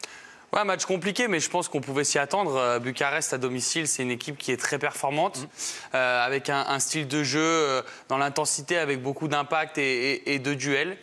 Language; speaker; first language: French; native; French